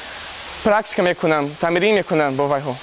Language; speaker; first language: Persian; non-native, learner; Portuguese